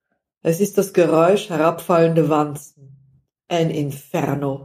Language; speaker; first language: German; non-native, fluent; Dutch